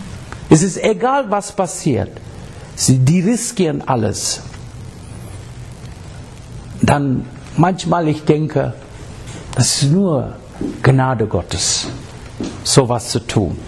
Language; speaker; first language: German; non-native, learner; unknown